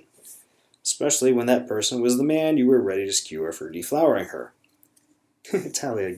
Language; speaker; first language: English; native; English